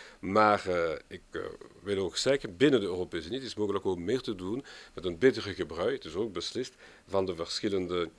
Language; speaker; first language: Dutch; non-native, local second language; French